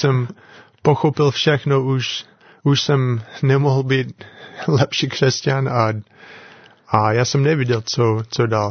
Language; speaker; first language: Czech; non-native, learner; English